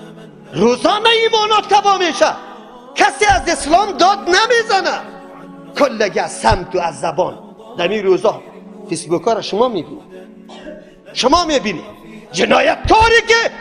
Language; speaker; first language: Persian; native; Persian